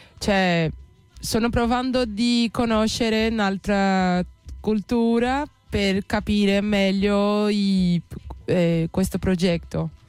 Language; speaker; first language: Italian; non-native, learner; Portuguese